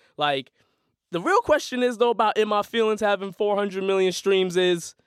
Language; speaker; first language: English; native; English